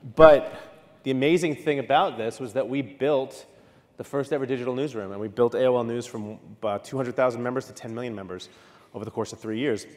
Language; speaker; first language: English; native; English